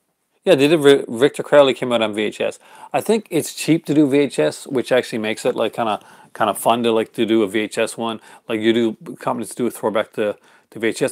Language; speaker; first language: English; native; English